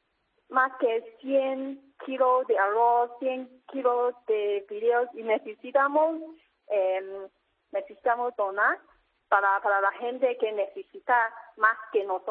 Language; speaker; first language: Spanish; non-native, learner; Cantonese